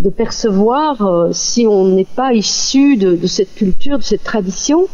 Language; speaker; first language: French; native; French